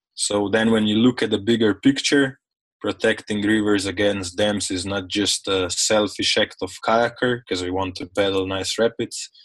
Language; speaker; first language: English; non-native, fluent; Slovenian